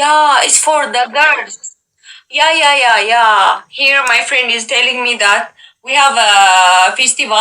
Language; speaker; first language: English; non-native, local second language; Amharic